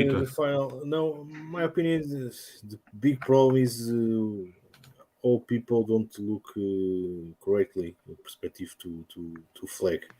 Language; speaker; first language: English; non-native, learner; Portuguese